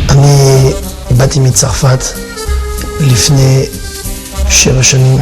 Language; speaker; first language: Hebrew; non-native, learner; French